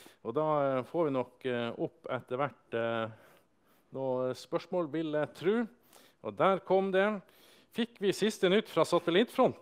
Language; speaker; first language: Norwegian; native; Norwegian